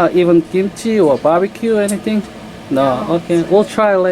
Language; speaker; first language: English; non-native, learner; Korean